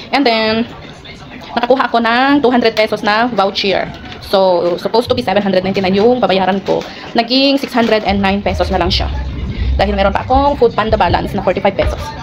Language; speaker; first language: Filipino; native; Filipino